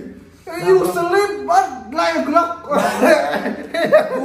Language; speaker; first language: English; non-native, learner; Vietnamese